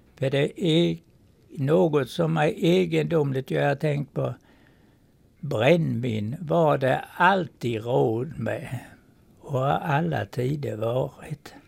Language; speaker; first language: Swedish; native; Swedish